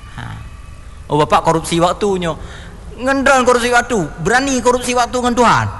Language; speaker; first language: Indonesian; non-native, local second language; Achinese